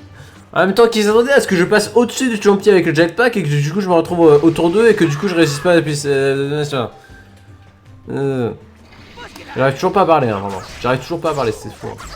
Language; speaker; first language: French; native; French